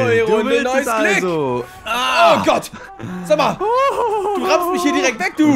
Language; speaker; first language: German; native; German